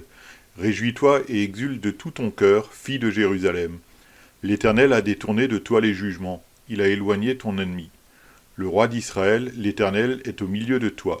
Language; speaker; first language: French; native; French